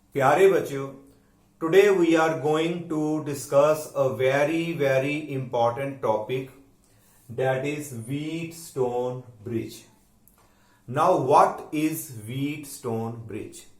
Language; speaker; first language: English; non-native, local second language; Punjabi